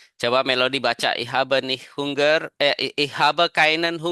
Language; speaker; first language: German; non-native, fluent; Indonesian